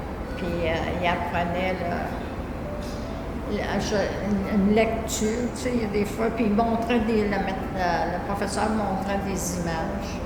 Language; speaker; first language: French; native; French